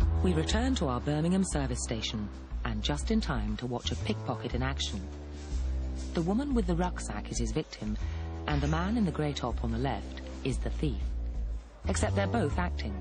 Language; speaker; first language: English; native; English